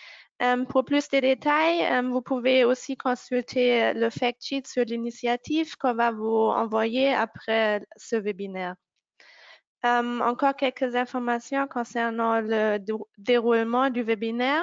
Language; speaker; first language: French; non-native, fluent; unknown